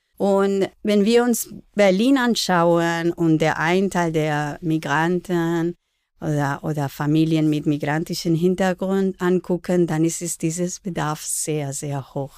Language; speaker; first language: German; non-native, fluent; Spanish